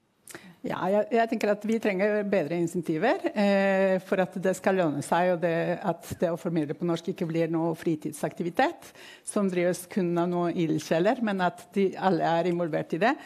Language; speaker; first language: Norwegian; non-native, fluent; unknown